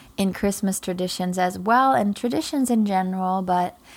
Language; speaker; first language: English; non-native, fluent; German